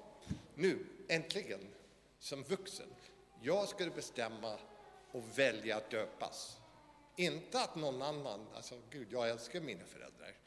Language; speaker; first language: Swedish; non-native, fluent; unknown